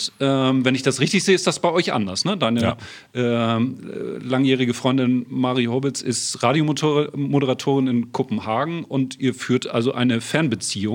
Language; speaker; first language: German; native; German